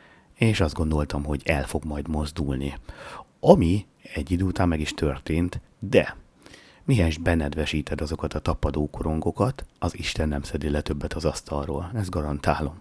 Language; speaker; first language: Hungarian; native; Hungarian